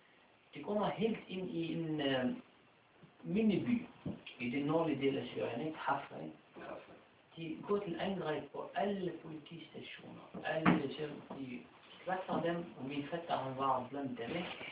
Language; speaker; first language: Danish; non-native, fluent; Arabic